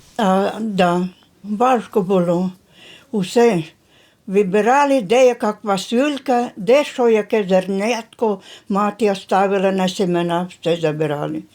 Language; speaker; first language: Ukrainian; native; Ukrainian